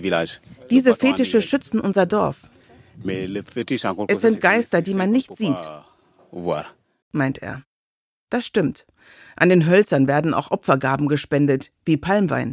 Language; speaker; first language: German; native; German